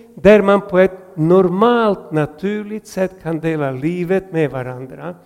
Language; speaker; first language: Swedish; non-native, fluent; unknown